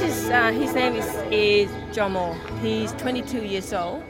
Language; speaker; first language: English; non-native, fluent; Thai